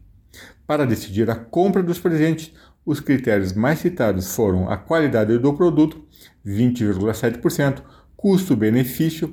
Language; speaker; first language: Portuguese; native; Portuguese